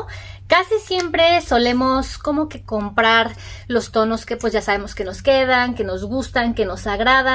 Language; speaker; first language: Spanish; native; Spanish